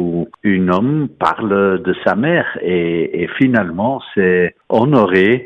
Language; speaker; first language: French; non-native, fluent; Dutch